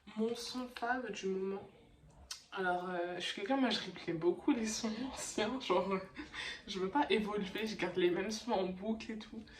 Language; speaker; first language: French; early bilingual, other home language; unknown